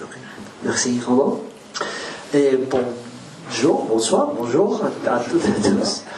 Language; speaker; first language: French; non-native, learner; Spanish